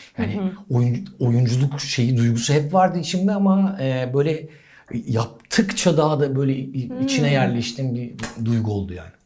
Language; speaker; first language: Turkish; native; Turkish